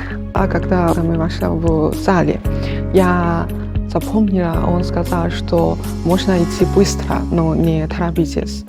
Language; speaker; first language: Russian; non-native, fluent; Chinese